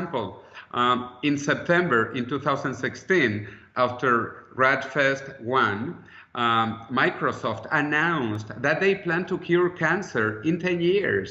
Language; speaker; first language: English; non-native, fluent; Spanish